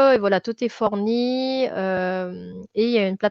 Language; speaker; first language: French; non-native, fluent; Filipino